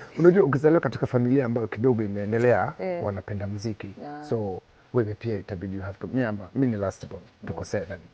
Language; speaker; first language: Swahili; native; Swahili